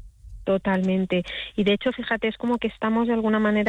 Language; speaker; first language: Spanish; native; Spanish